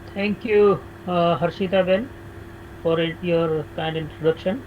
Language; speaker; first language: English; non-native, local second language; Gujarati